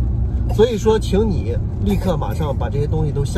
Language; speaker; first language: Chinese; native; Chinese